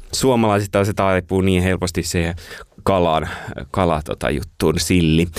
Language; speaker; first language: Finnish; native; Finnish